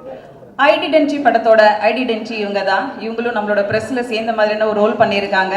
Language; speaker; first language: Tamil; native; Tamil